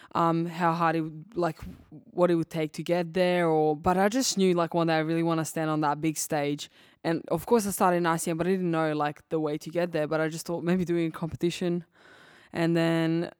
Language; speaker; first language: English; early bilingual, other home language; Serbian